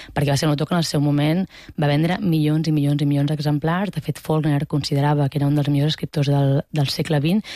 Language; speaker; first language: Catalan; native; Catalan